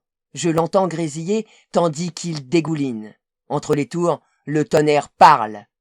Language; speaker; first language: French; native; French